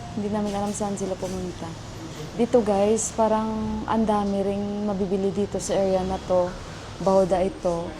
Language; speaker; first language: Filipino; native; Filipino